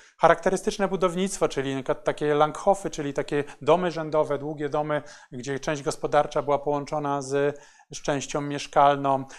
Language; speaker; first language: Polish; native; Polish